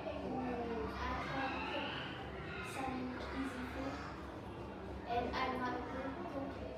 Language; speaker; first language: English; non-native, learner; Vietnamese